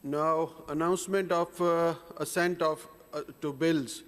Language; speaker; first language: English; non-native, local second language; Urdu